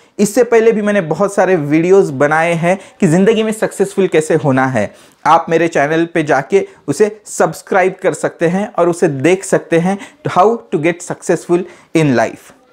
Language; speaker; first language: Hindi; non-native, local second language; Marathi